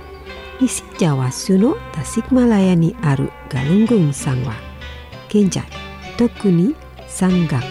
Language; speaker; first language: Japanese; non-native, fluent; Indonesian